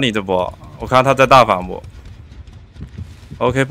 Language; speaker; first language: Chinese; native; Chinese